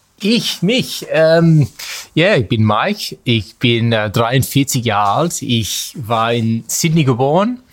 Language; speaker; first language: German; non-native, learner; English